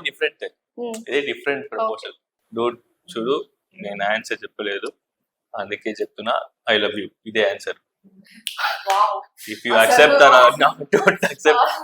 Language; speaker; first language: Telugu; non-native, learner; Tamil